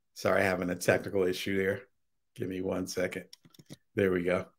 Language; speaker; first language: English; native; English